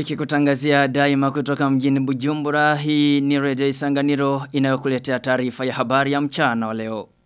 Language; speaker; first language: Swahili; non-native, local second language; Rundi